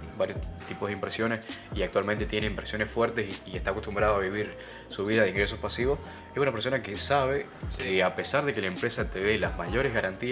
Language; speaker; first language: Spanish; native; Spanish